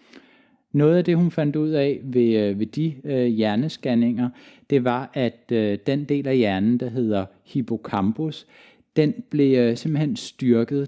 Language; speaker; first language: Danish; native; Danish